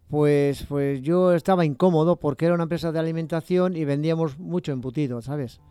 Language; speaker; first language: Spanish; native; Spanish